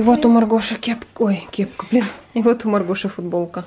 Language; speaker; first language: Russian; native; Russian